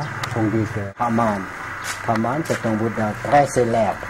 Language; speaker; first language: French; non-native, fluent; Lao